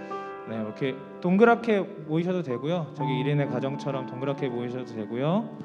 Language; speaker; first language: Korean; native; Korean